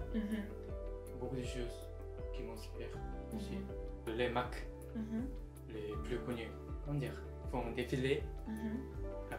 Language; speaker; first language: French; non-native, fluent; Korean